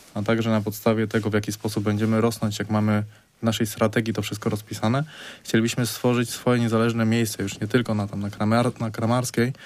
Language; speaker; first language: Polish; native; Polish